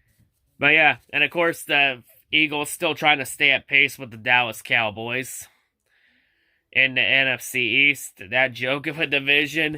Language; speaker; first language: English; native; English